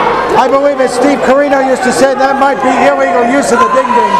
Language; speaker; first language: English; native; English